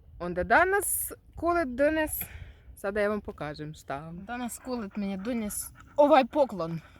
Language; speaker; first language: Bosnian; non-native, learner; Ukrainian